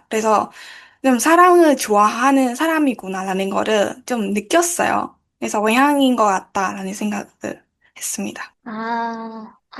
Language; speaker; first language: Korean; non-native, learner; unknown